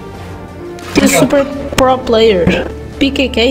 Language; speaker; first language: English; non-native, learner; Hungarian